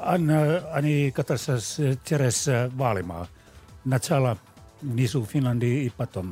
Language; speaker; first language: Russian; non-native, learner; Finnish